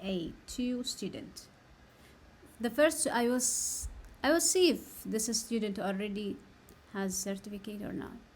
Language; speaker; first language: English; non-native, learner; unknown